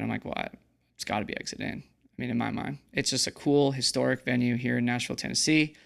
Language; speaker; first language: English; native; English